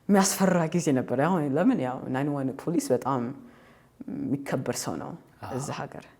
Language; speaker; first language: Amharic; early bilingual, heritage; Amharic